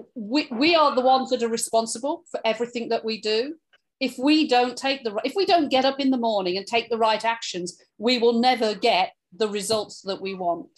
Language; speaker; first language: English; native; English